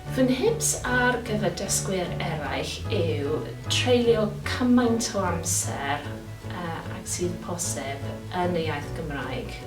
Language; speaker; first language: Welsh; non-native, local second language; English